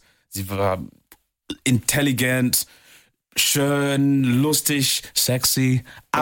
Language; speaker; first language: German; non-native, fluent; English